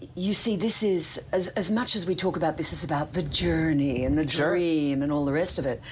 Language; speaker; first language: English; native; English